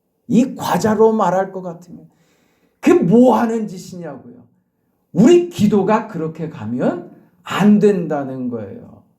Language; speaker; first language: Korean; native; Korean